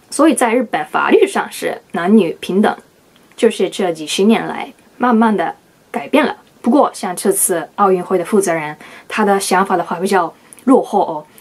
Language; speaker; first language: Chinese; non-native, fluent; Japanese